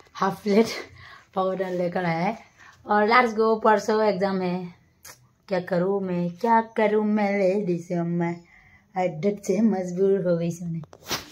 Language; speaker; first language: Hindi; non-native, local second language; Assamese